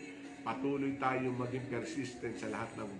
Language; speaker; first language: Filipino; native; Filipino